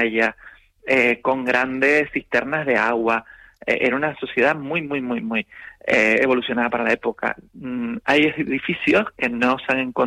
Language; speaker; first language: Spanish; native; Spanish